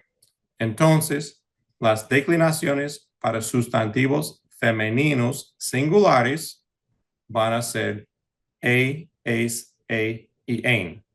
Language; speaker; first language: Spanish; early bilingual, heritage; English